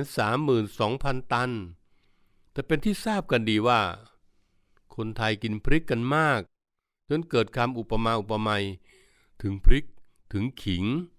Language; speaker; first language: Thai; native; Thai